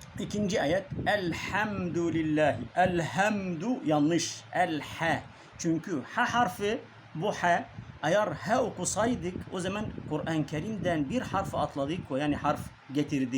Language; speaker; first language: Turkish; non-native, learner; Arabic